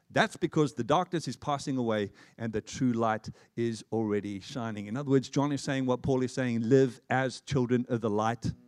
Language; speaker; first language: English; native; English